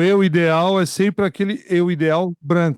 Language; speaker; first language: Portuguese; native; Portuguese